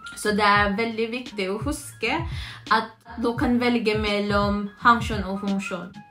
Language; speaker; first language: Norwegian; non-native, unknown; Filipino